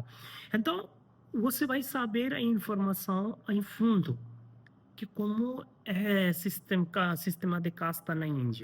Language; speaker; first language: Portuguese; non-native, learner; Hindi